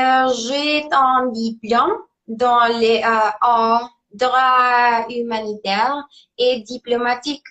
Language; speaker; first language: French; non-native, learner; Spanish